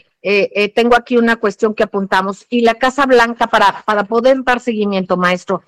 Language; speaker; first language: Spanish; native; Spanish